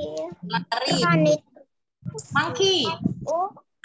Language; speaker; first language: English; non-native, fluent; Indonesian